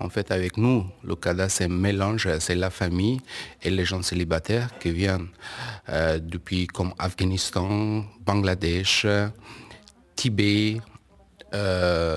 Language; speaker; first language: French; non-native, learner; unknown